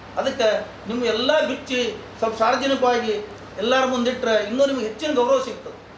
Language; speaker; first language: Kannada; native; Kannada